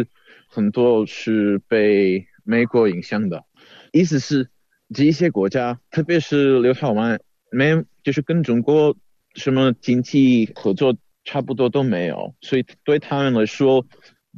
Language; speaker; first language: Chinese; non-native, fluent; Czech